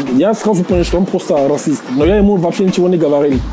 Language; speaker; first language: Russian; non-native, fluent; Jamaican Creole English